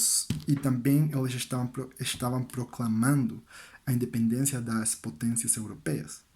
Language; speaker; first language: Portuguese; non-native, learner; Spanish